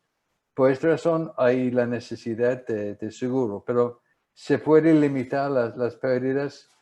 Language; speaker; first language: Spanish; non-native, fluent; English